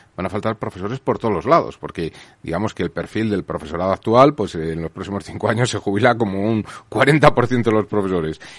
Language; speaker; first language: Spanish; native; Spanish